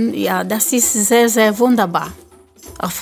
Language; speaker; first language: German; non-native, learner; Portuguese